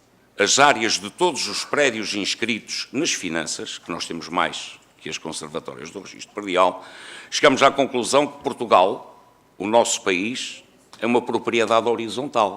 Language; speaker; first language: Portuguese; native; Portuguese